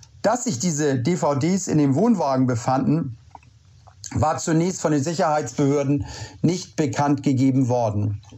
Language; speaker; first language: German; native; German